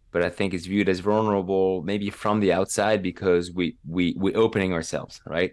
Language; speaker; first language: English; non-native, fluent; French